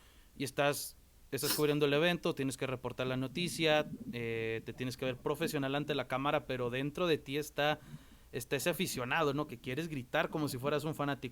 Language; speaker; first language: Spanish; native; Spanish